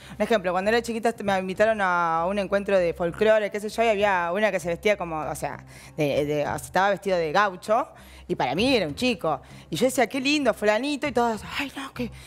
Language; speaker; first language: Spanish; native; Spanish